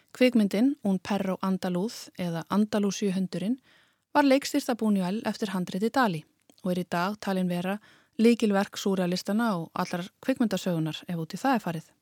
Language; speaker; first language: Icelandic; native; Icelandic